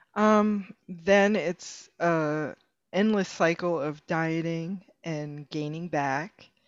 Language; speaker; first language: English; early bilingual, other home language; Spanish